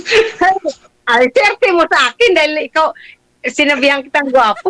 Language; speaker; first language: Filipino; non-native, local second language; Cebuano